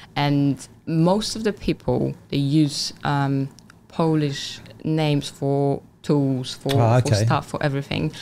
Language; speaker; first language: English; non-native, fluent; Polish